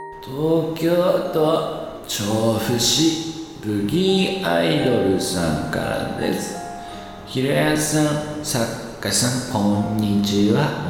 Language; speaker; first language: Japanese; native; Japanese